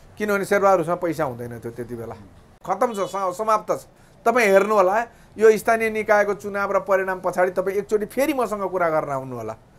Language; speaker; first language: Nepali; native; Nepali